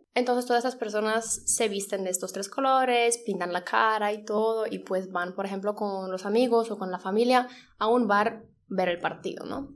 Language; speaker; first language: Spanish; non-native, fluent; Polish